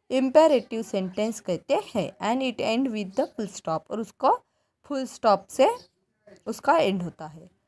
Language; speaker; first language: Hindi; non-native, local second language; Marathi